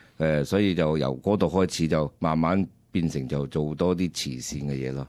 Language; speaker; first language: Cantonese; early bilingual, heritage; Cantonese